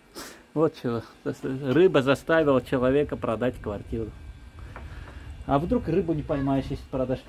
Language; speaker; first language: Russian; native; Russian